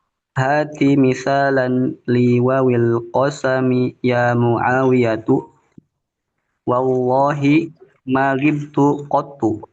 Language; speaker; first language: Arabic; non-native, learner; Indonesian